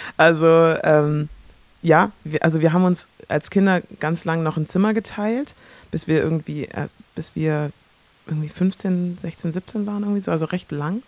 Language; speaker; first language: German; early bilingual, other home language; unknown